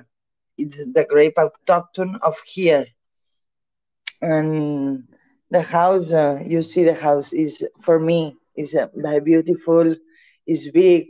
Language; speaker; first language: English; non-native, learner; Catalan